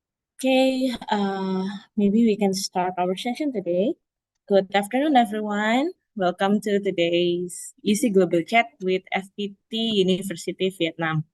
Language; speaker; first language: English; non-native, fluent; Indonesian